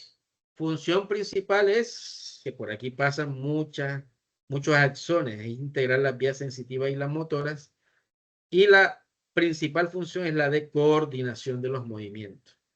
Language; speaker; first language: Spanish; native; Spanish